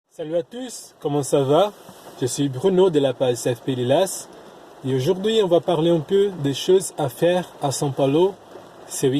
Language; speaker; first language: French; non-native, fluent; Portuguese